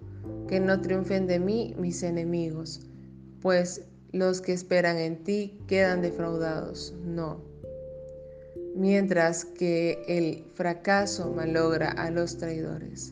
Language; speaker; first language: Spanish; native; Spanish